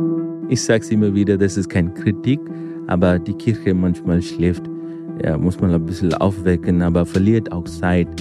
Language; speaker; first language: German; non-native, fluent; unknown